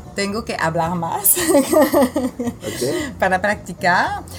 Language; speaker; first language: Spanish; non-native, learner; French